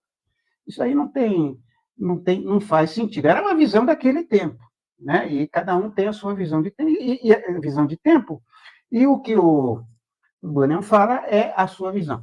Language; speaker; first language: Portuguese; native; Portuguese